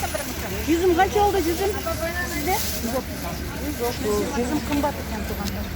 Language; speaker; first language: Uzbek; non-native, local second language; Kyrgyz